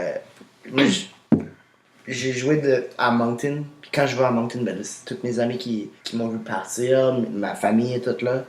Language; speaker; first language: French; native; French